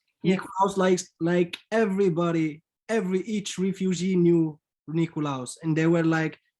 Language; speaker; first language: English; non-native, fluent; Arabic